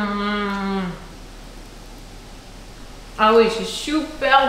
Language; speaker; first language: French; early bilingual, heritage; English